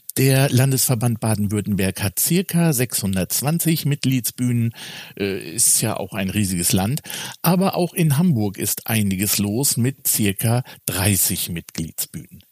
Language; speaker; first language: German; native; German